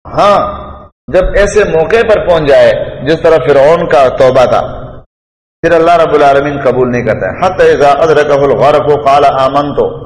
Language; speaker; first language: Urdu; non-native, local second language; Pashto